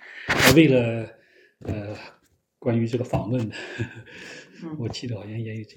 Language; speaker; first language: Chinese; native; Chinese